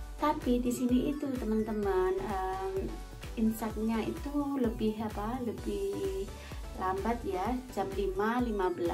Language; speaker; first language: Indonesian; non-native, local second language; Javanese